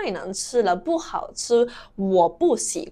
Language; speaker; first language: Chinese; non-native, fluent; Italian